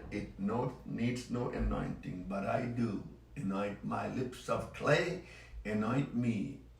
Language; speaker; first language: English; non-native, local second language; Sinhala